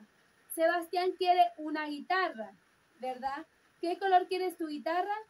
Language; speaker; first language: Spanish; non-native, fluent; Portuguese